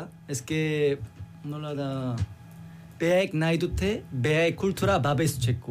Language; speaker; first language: Basque; non-native, learner; Korean